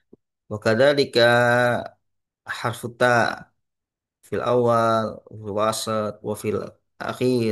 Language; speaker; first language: Arabic; non-native, fluent; Indonesian